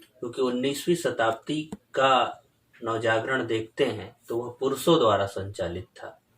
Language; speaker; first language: Hindi; native; Hindi